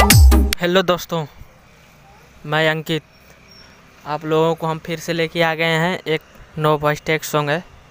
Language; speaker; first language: Hindi; non-native, local second language; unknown